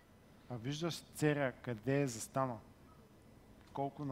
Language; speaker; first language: Bulgarian; native; Bulgarian